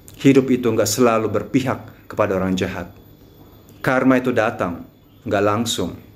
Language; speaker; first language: Indonesian; non-native, fluent; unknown